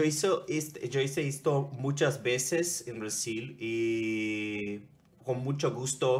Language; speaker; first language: Spanish; non-native, learner; Portuguese